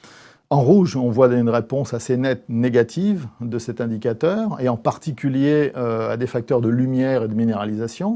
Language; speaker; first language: French; native; French